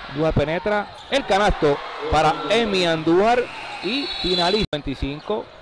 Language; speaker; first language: Spanish; native; Spanish